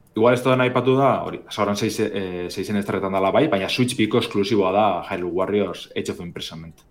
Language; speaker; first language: Basque; native; Basque